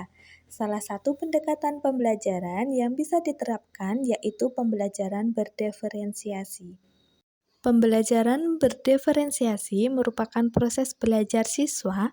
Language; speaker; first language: Indonesian; native; Indonesian